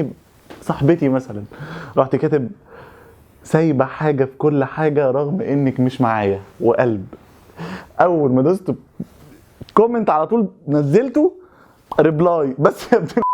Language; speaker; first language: Arabic; native; Arabic